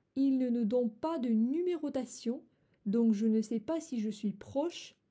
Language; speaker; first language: French; non-native, fluent; Russian